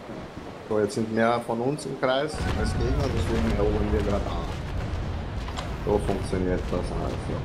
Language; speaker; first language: German; native; German